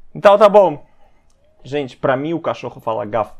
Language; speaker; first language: Portuguese; non-native, fluent; Russian